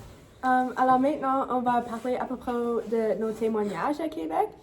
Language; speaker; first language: French; non-native, local second language; English